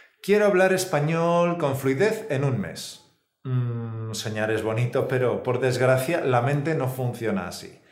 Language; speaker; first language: Spanish; native; Spanish